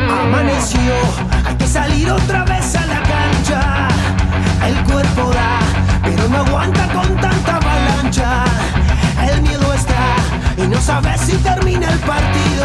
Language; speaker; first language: Spanish; native; Spanish